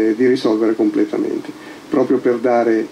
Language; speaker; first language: Italian; native; Italian